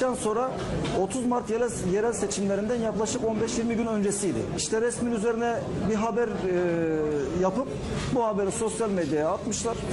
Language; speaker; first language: Turkish; native; Turkish